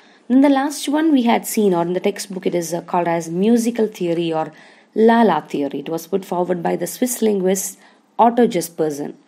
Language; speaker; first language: English; non-native, local second language; Malayalam